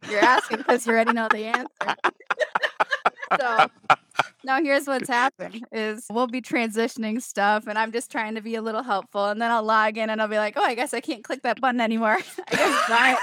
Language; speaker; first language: English; native; English